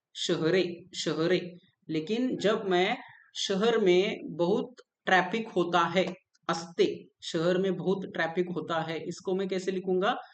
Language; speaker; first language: Hindi; non-native, local second language; Marathi